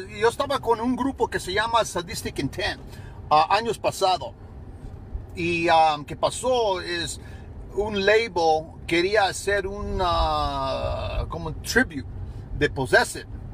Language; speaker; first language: Spanish; early bilingual, heritage; Spanish